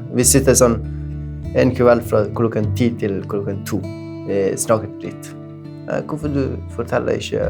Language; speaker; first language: Norwegian; non-native, learner; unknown